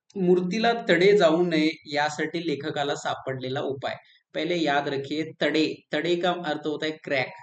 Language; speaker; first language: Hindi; non-native, local second language; Marathi